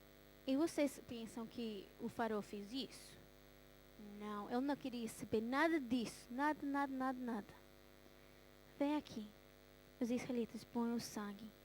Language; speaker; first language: Portuguese; early bilingual, heritage; Portuguese